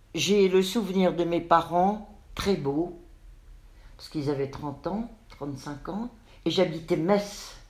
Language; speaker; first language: French; native; French